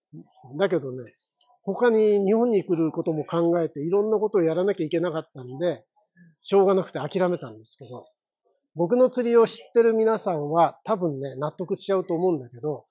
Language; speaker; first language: Japanese; native; Japanese